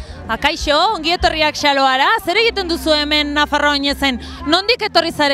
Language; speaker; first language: Basque; native; Basque